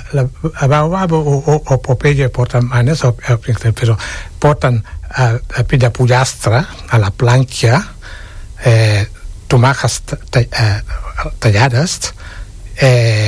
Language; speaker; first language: Catalan; non-native, fluent; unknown